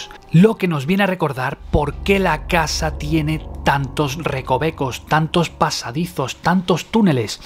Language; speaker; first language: Spanish; native; Spanish